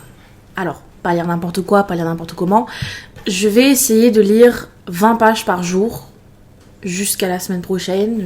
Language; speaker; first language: French; native; French